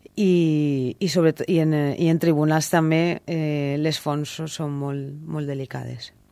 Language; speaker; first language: Catalan; native; Catalan